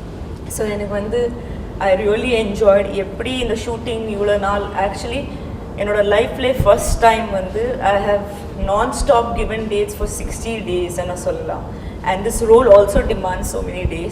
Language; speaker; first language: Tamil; non-native, local second language; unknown